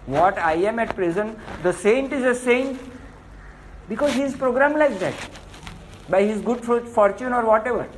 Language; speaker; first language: English; non-native, local second language; Gujarati